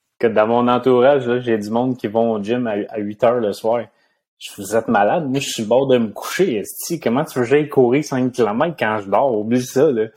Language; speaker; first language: French; native; French